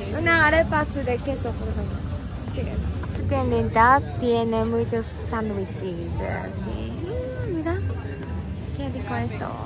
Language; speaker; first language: Spanish; non-native, learner; Japanese